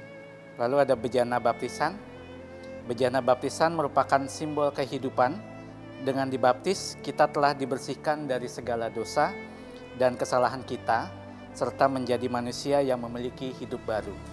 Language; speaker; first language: Indonesian; native; Indonesian